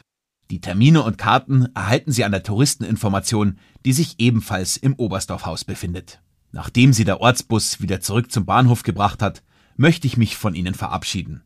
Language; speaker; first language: German; native; German